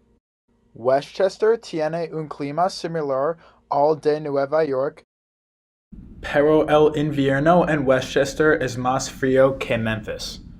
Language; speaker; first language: Spanish; non-native, learner; English